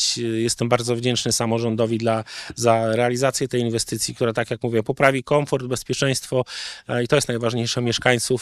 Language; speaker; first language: Polish; native; Polish